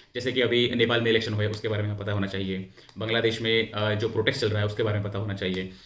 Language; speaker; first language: Hindi; non-native, local second language; Marathi